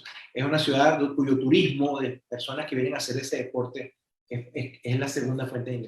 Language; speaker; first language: Spanish; native; Spanish